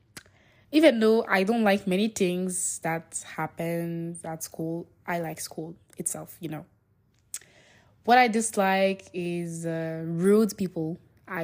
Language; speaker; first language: English; non-native, fluent; French